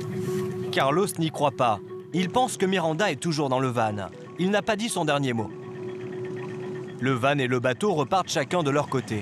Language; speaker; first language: French; native; French